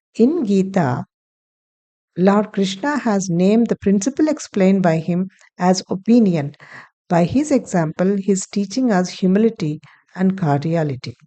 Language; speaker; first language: English; non-native, local second language; Telugu